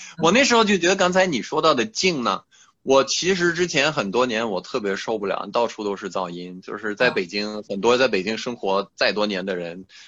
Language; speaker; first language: Chinese; non-native, fluent; French